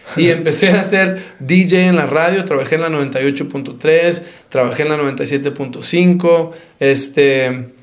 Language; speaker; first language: Spanish; early bilingual, heritage; Spanish